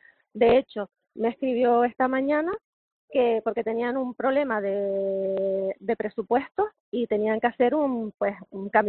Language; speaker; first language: Spanish; native; Spanish